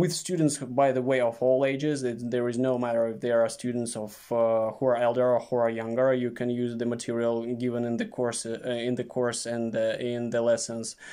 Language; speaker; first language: English; non-native, fluent; Russian